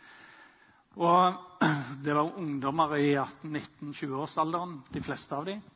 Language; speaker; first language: Norwegian; native; Norwegian